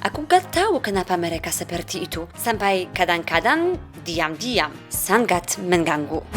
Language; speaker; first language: Indonesian; non-native, fluent; Polish